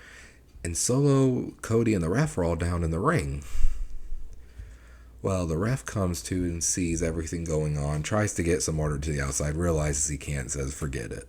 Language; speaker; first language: English; native; English